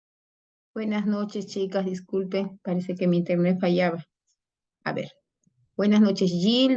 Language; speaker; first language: Spanish; native; Spanish